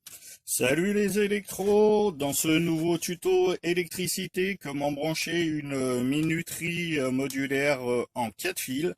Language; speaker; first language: French; native; French